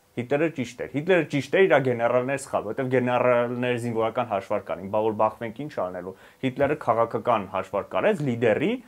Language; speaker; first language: Armenian; native; Armenian